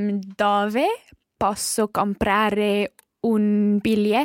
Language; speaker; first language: Italian; non-native, learner; English